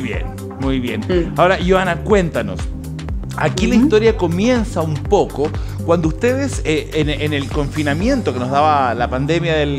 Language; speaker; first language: Spanish; native; Spanish